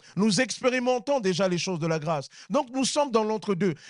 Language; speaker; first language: French; native; French